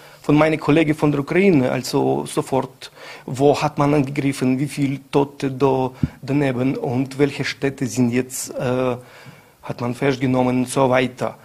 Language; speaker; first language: German; non-native, learner; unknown